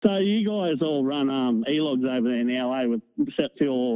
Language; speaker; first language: English; native; English